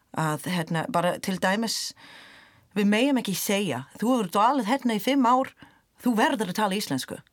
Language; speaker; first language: Icelandic; non-native, fluent; English